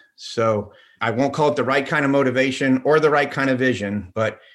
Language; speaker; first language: English; native; English